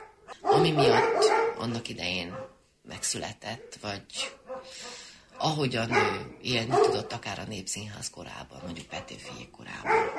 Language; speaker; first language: Hungarian; native; Hungarian